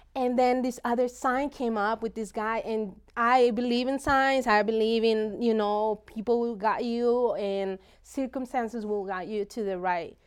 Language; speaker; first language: English; non-native, fluent; Spanish